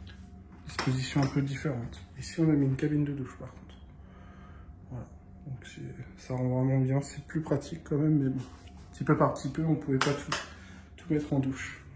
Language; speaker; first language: French; native; French